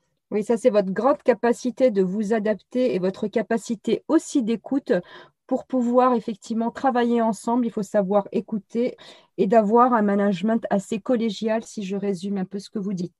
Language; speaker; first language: French; native; French